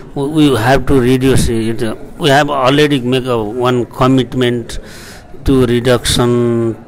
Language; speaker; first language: English; non-native, local second language; Nepali